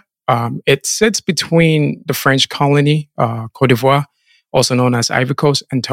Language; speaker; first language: English; non-native, local second language; Akan